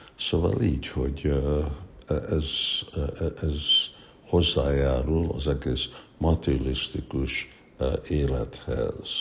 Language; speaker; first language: Hungarian; early bilingual, heritage; Hungarian